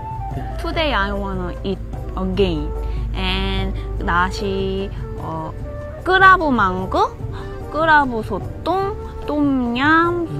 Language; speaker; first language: English; non-native, learner; Korean